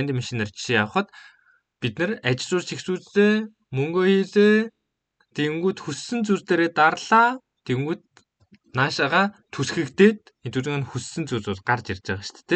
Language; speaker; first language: Mongolian; native; Mongolian